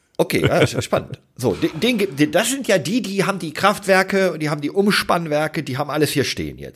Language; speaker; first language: German; native; German